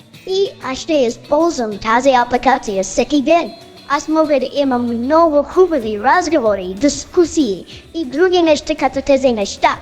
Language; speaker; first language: Bulgarian; non-native, learner; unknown